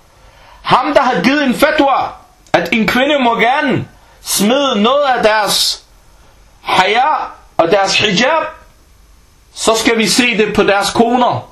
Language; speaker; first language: Danish; early bilingual, other home language; Arabic